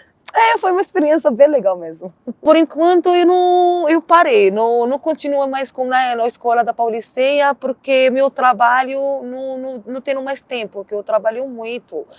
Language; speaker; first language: Portuguese; non-native, learner; Arabic